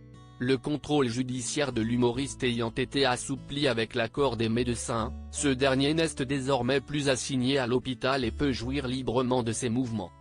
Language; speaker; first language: French; native; French